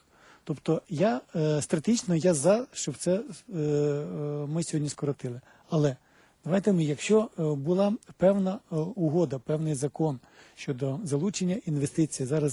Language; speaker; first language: Ukrainian; native; Ukrainian